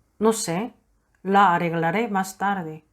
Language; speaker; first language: Spanish; non-native, fluent; Korean